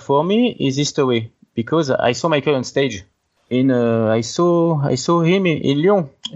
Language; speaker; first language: English; non-native, learner; French